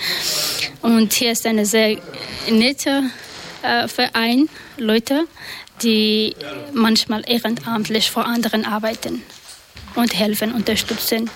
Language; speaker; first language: German; non-native, learner; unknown